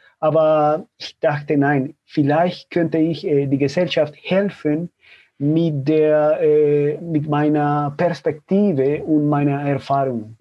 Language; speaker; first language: German; non-native, fluent; Spanish